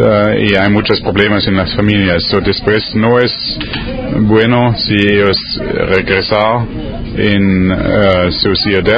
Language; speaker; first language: Spanish; non-native, learner; German